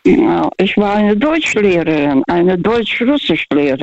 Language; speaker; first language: German; non-native, fluent; Russian